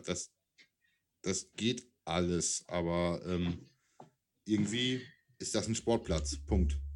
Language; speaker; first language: German; native; German